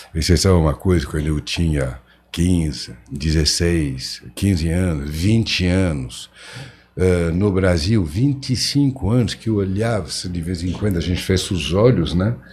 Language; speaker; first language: Portuguese; non-native, fluent; French